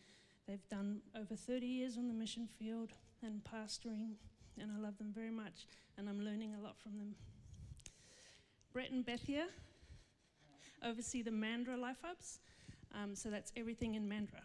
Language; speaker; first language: English; native; English